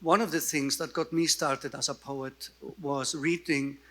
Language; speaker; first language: English; non-native, fluent; Icelandic